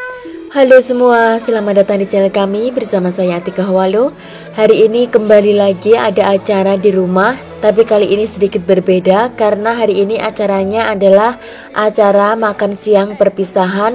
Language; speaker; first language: Indonesian; non-native, local second language; Javanese